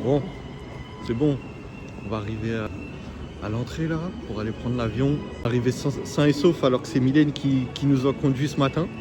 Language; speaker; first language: French; native; French